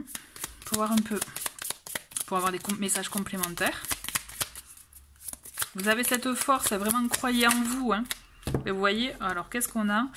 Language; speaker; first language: French; native; French